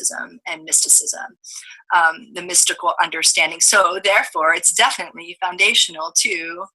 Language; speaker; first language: English; native; English